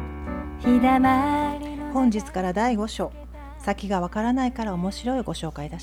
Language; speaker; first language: Japanese; native; Japanese